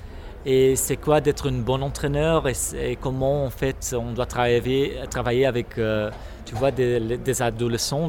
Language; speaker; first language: French; non-native, local second language; Dutch